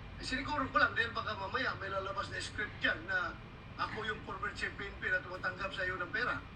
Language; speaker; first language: Filipino; native; Filipino